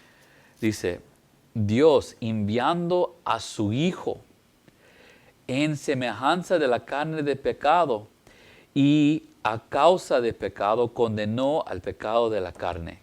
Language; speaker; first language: Spanish; early bilingual, heritage; English